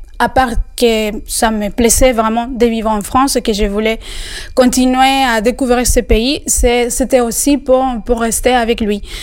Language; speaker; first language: French; non-native, fluent; Spanish